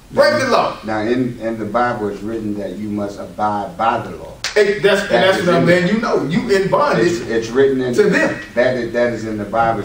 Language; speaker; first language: English; native; English